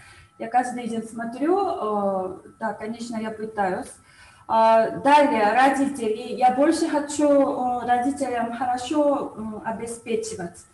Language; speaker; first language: Russian; non-native, learner; Korean